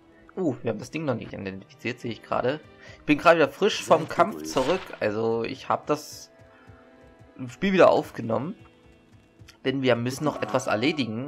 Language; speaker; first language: German; native; German